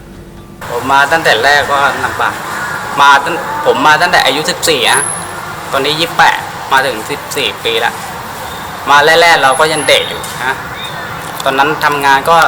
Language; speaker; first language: Thai; non-native, fluent; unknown